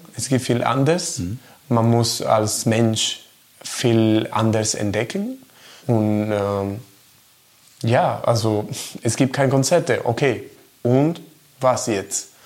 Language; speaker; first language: German; non-native, learner; Spanish